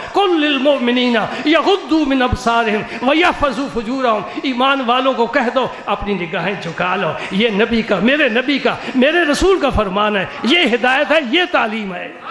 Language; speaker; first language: Urdu; non-native, local second language; Punjabi